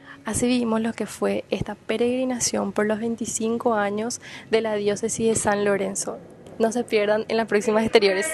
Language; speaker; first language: Spanish; native; Spanish